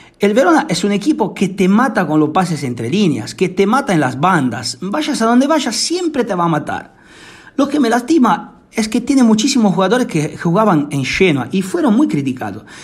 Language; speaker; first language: Spanish; non-native, fluent; Italian